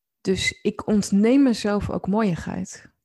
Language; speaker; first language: Dutch; native; Dutch